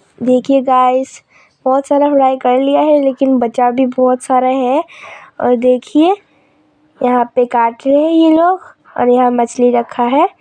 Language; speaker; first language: Hindi; non-native, local second language; Manipuri